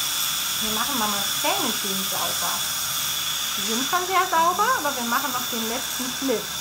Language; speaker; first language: German; native; German